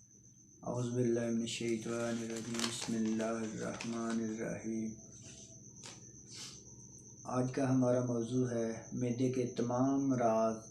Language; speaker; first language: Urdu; non-native, local second language; Punjabi